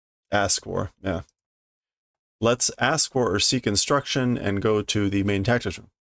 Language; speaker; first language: English; native; English